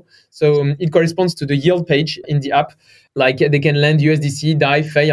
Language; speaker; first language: English; non-native, fluent; French